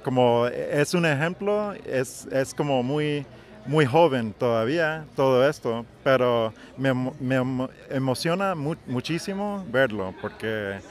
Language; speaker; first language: Spanish; non-native, learner; English